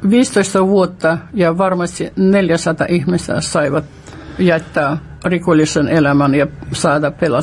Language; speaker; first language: Finnish; non-native, fluent; Russian